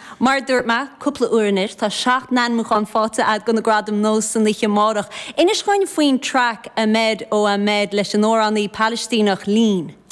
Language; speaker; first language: Irish; native; Irish